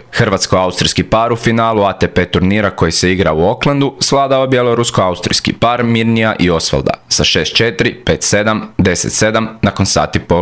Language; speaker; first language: Croatian; native; Croatian